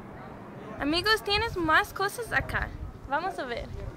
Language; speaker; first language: Spanish; non-native, learner; English